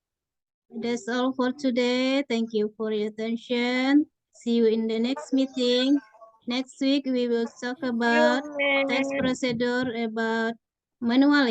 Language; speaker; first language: English; non-native, fluent; Indonesian